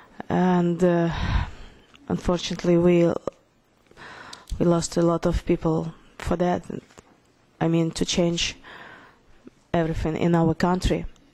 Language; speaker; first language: English; non-native, learner; Ukrainian